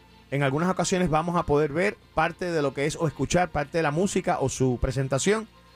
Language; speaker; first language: Spanish; early bilingual, heritage; Spanish